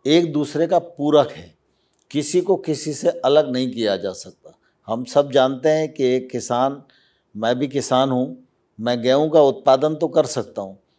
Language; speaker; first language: Hindi; native; Hindi